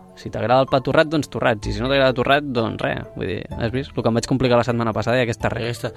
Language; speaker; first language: Catalan; native; Catalan